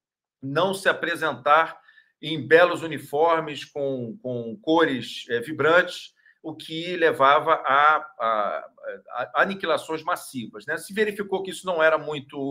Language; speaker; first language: Portuguese; native; Portuguese